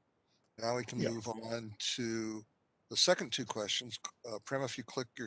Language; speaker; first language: English; native; English